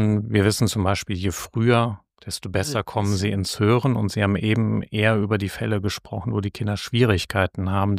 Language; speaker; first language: German; native; German